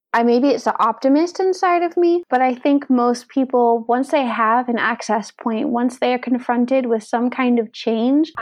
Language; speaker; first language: English; native; English